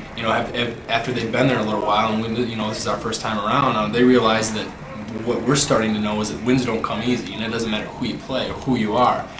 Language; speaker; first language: English; native; English